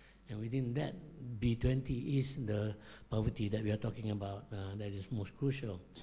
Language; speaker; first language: English; non-native, local second language; Malay